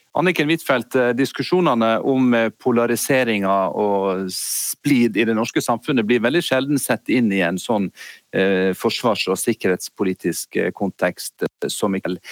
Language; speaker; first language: Norwegian; native; Norwegian